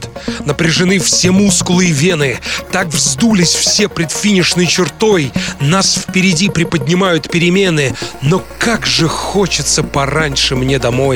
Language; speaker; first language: Russian; native; Russian